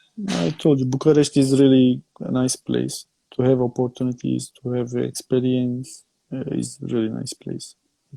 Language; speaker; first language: English; non-native, fluent; Turkish